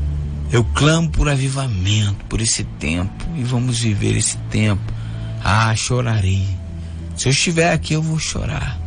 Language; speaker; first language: Portuguese; native; Portuguese